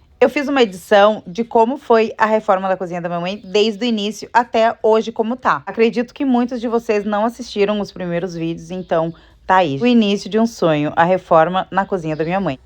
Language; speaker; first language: Portuguese; native; Portuguese